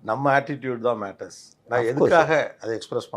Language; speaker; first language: Tamil; native; Tamil